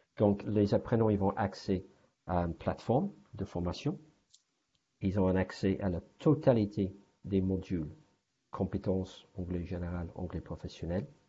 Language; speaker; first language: French; non-native, fluent; English